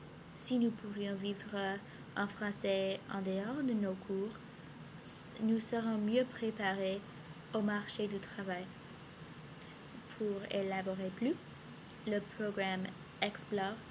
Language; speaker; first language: French; non-native, learner; English